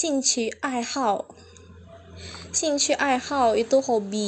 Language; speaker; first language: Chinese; early bilingual, heritage; Chinese